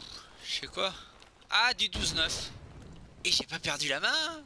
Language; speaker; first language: French; native; French